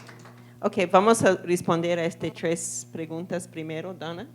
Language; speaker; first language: Spanish; non-native, fluent; English